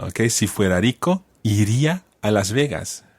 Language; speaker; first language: Spanish; non-native, fluent; English